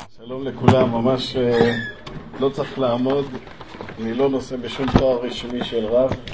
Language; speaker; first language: Hebrew; native; Hebrew